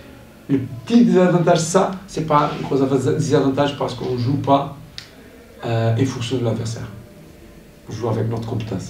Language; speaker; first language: French; non-native, learner; Portuguese